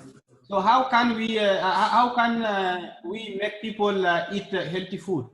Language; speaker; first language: English; non-native, learner; Arabic